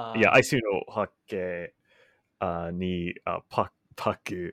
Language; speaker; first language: Japanese; non-native, learner; English